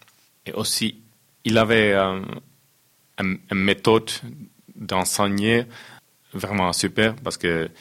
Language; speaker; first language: French; non-native, fluent; Finnish